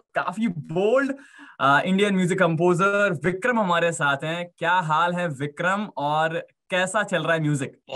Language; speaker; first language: Hindi; native; Hindi